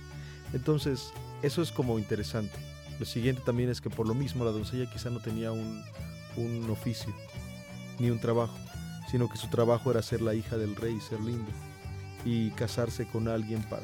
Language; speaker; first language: Spanish; native; Spanish